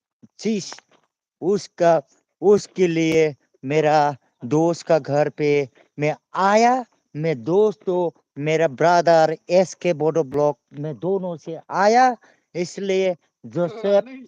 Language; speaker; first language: Hindi; non-native, local second language; Bodo